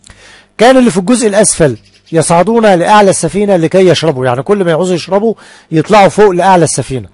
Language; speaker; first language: Arabic; native; Arabic